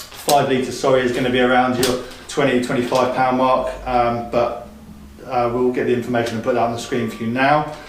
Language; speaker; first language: English; native; English